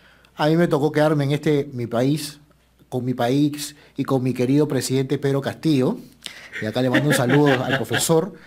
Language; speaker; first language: Spanish; native; Spanish